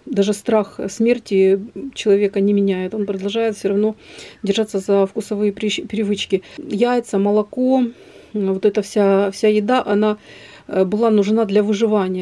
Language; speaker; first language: Russian; native; Russian